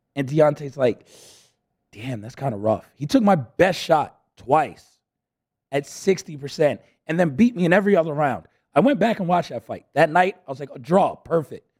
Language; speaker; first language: English; early bilingual, other home language; Spanish